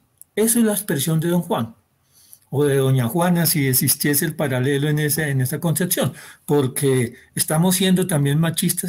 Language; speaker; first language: Spanish; native; Spanish